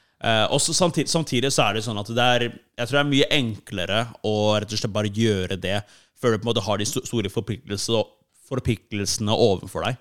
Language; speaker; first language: Norwegian; early bilingual, other home language; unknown